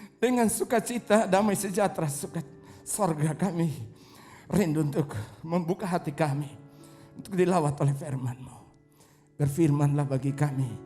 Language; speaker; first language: Indonesian; non-native, local second language; Tetum